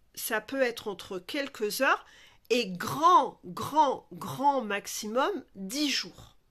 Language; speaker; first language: French; native; French